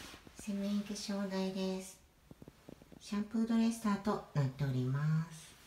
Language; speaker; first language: Japanese; native; Japanese